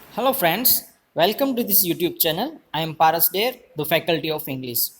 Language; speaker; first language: English; non-native, local second language; Gujarati